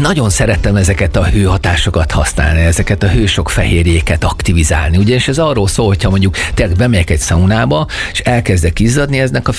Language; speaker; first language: Hungarian; native; Hungarian